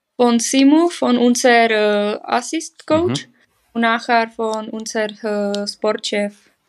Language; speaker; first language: German; non-native, learner; Czech